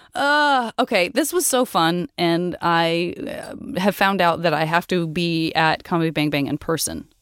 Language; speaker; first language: English; native; English